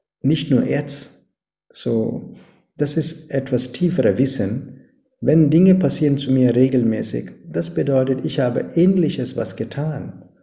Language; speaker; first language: German; non-native, fluent; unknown